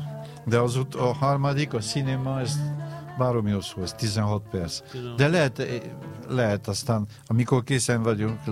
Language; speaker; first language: Hungarian; non-native, learner; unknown